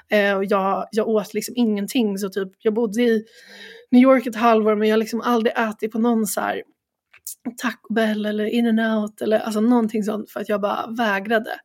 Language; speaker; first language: Swedish; native; Swedish